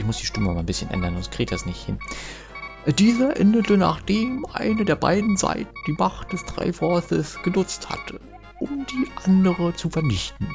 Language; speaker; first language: German; native; German